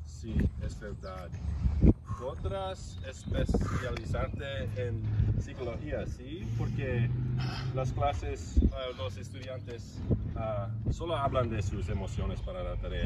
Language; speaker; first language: Spanish; non-native, learner; English